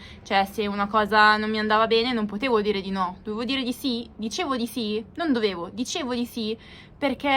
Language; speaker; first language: Italian; native; Italian